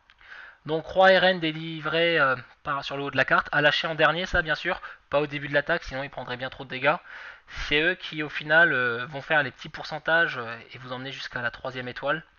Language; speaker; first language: French; native; French